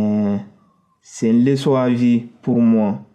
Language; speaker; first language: French; non-native, fluent; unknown